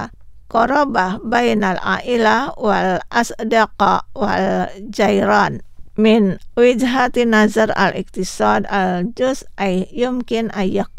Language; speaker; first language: Arabic; non-native, fluent; Indonesian